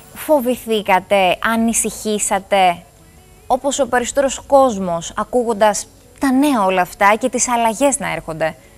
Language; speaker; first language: Greek; native; Greek